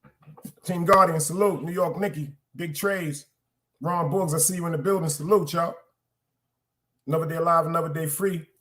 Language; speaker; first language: English; native; English